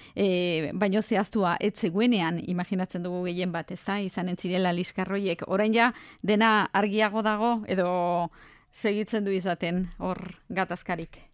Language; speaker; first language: Basque; native; Basque